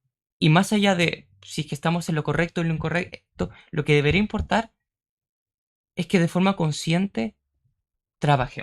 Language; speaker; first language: Spanish; native; Spanish